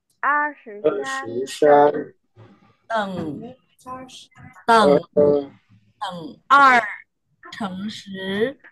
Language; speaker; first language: Chinese; non-native, fluent; Vietnamese